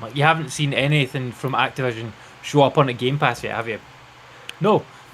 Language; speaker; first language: English; native; English